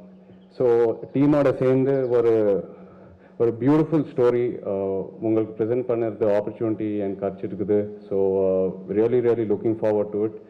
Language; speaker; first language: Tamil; non-native, local second language; Telugu